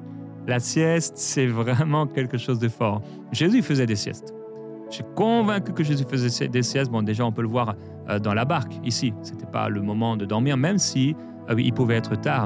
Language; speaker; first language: French; native; French